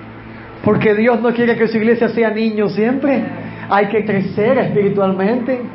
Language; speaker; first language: Spanish; native; Spanish